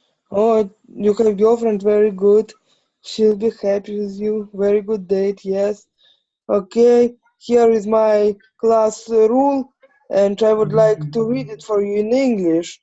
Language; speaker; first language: English; non-native, learner; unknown